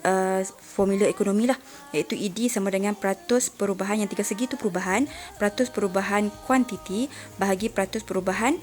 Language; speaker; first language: Malay; native; Malay